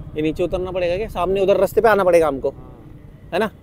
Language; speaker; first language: Hindi; non-native, local second language; Marathi